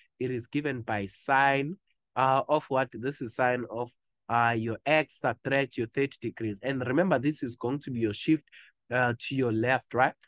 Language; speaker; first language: English; non-native, local second language; Zulu